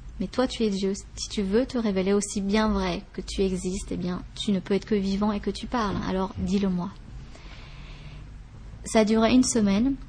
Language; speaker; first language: French; early bilingual, other home language; Persian